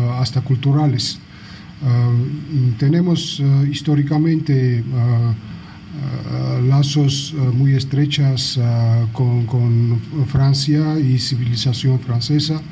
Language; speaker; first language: Spanish; non-native, fluent; Georgian